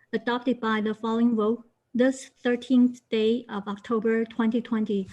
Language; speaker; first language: English; non-native, fluent; Chinese